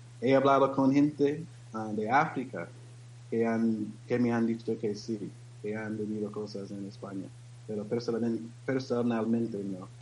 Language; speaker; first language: Spanish; non-native, learner; English